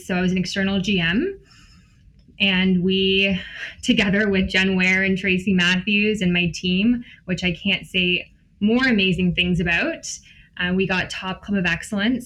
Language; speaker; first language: English; native; English